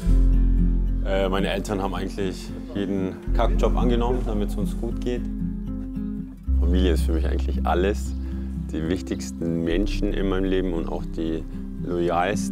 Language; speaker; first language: German; early bilingual, other home language; Polish